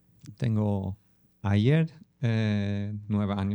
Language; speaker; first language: Spanish; non-native, fluent; German